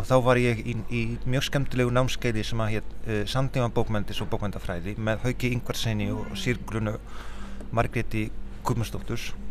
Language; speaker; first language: Icelandic; non-native, fluent; Polish